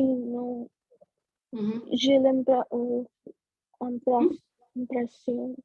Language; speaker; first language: French; non-native, learner; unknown